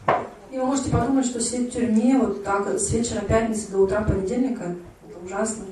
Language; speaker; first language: Russian; native; Russian